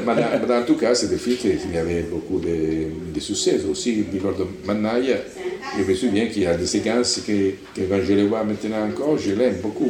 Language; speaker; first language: French; non-native, learner; Italian